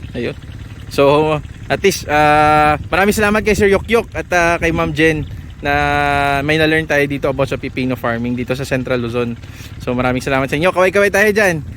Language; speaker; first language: Filipino; native; Filipino